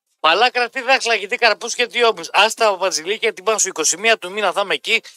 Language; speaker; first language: Greek; native; Greek